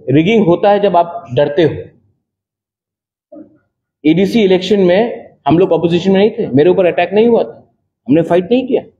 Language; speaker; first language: Hindi; non-native, local second language; Bangla